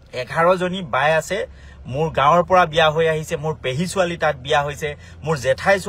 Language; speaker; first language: Assamese; native; Assamese